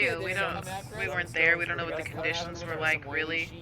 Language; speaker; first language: English; native; English